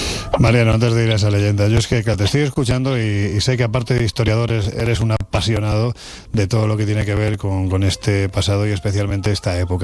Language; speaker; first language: Spanish; native; Spanish